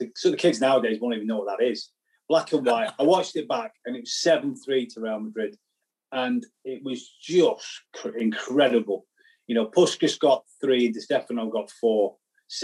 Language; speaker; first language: English; native; English